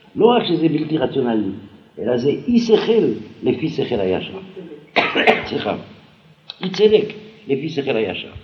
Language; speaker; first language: Hebrew; non-native, fluent; French